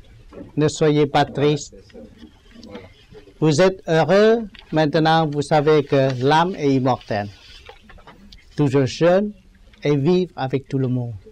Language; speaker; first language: French; non-native, learner; Vietnamese